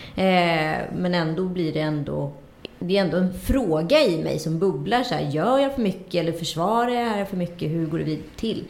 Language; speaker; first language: Swedish; native; Swedish